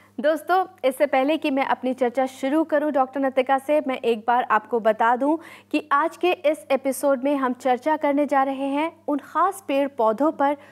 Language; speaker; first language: Hindi; native; Hindi